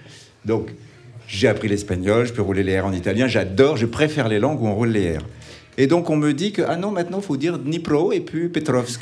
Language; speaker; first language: French; native; French